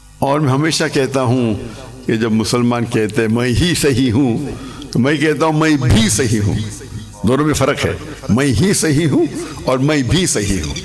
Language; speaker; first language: Urdu; non-native, local second language; English